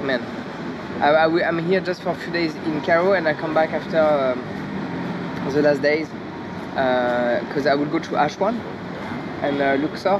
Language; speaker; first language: English; non-native, learner; French